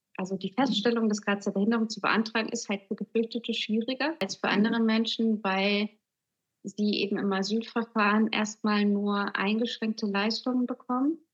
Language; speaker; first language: German; native; German